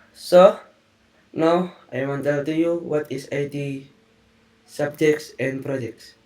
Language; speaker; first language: English; non-native, learner; Indonesian